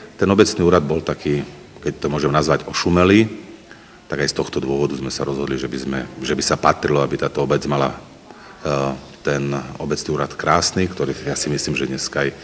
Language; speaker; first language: Slovak; native; Slovak